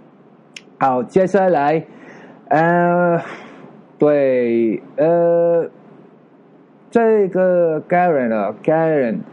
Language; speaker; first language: Chinese; non-native, learner; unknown